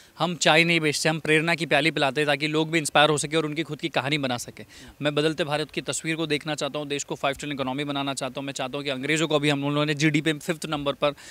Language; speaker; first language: Hindi; native; Hindi